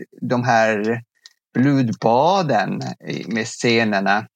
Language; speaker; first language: Swedish; non-native, fluent; Arabic